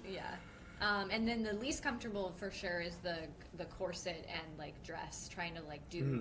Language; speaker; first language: English; native; English